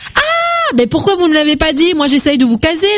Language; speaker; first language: French; native; French